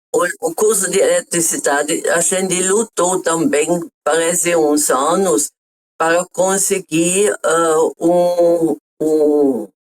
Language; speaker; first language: Portuguese; non-native, fluent; German